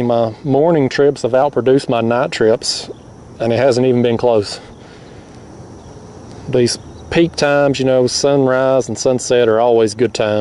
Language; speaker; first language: English; native; English